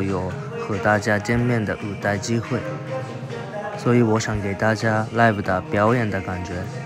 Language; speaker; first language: Chinese; non-native, fluent; Japanese